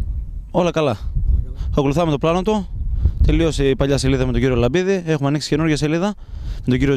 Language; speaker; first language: Greek; native; Greek